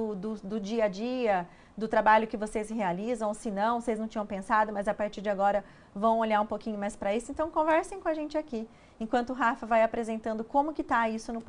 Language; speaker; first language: Portuguese; native; Portuguese